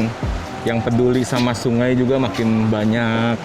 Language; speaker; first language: Indonesian; native; Indonesian